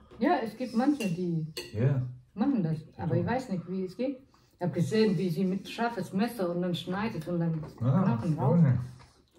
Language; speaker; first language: German; non-native, learner; Vietnamese